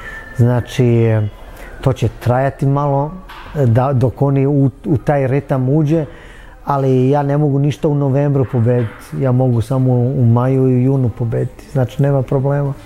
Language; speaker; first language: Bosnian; early bilingual, heritage; Bosnian